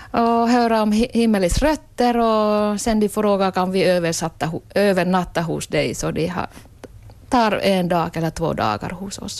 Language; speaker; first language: Swedish; non-native, local second language; Finnish